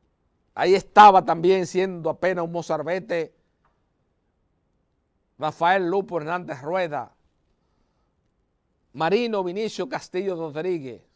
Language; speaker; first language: Spanish; native; Spanish